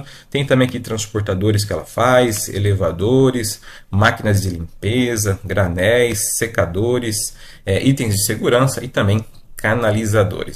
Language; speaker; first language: Portuguese; native; Portuguese